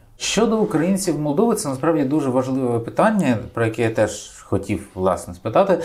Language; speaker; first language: Ukrainian; native; Ukrainian